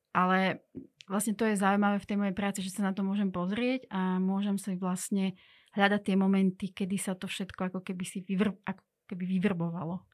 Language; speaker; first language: Slovak; non-native, local second language; Hungarian